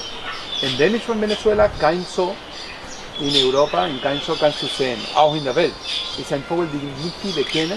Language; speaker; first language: German; non-native, fluent; Spanish